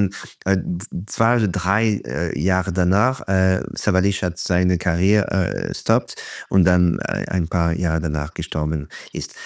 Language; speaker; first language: German; non-native, fluent; French